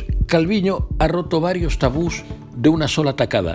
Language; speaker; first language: Spanish; native; Spanish